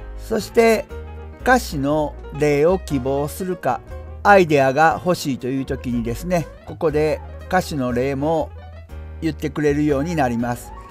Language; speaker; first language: Japanese; native; Japanese